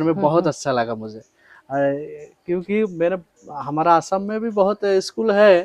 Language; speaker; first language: Hindi; non-native, local second language; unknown